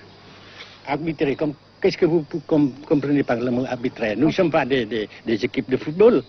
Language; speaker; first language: French; non-native, local second language; Vietnamese